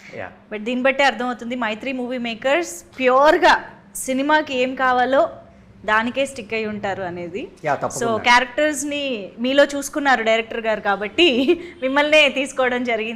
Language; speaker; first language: Telugu; native; Telugu